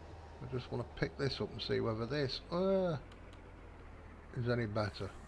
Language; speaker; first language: English; native; English